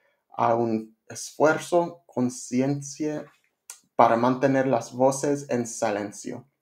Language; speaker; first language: Spanish; non-native, learner; English